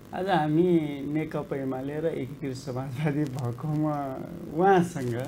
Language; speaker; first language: Nepali; non-native, local second language; Rana Tharu